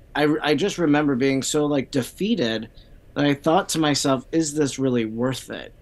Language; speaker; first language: English; native; English